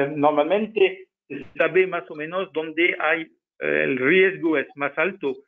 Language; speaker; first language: Spanish; non-native, fluent; French